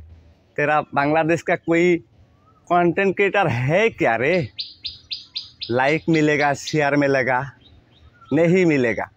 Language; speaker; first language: Hindi; non-native, local second language; Bangla